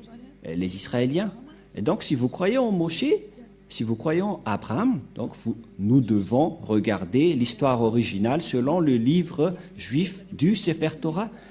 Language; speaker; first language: French; non-native, local second language; Malagasy